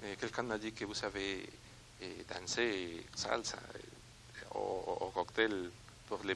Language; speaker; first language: French; non-native, learner; Spanish